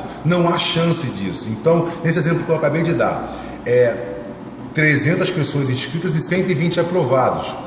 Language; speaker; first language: Portuguese; native; Portuguese